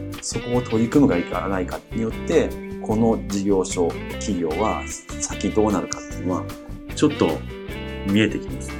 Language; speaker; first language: Japanese; native; Japanese